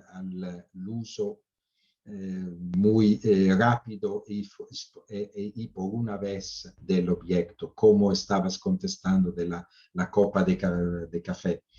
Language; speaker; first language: Spanish; non-native, fluent; Italian